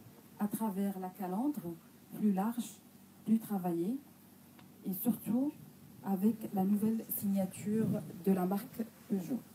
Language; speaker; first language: French; non-native, local second language; Arabic